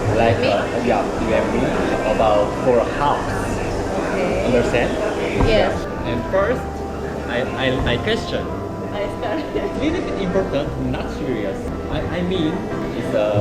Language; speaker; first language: English; non-native, learner; Korean